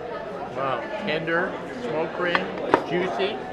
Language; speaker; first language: English; native; English